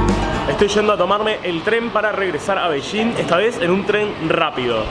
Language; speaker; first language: Spanish; native; Spanish